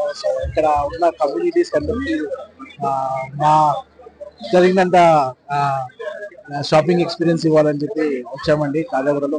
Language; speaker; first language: Telugu; native; Telugu